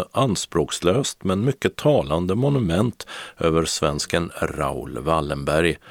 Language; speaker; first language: Swedish; native; Swedish